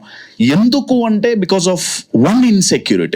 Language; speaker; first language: Telugu; native; Telugu